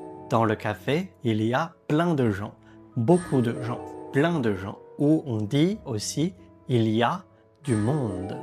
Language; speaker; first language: French; native; French